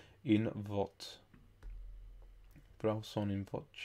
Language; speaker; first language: Romanian; non-native, learner; English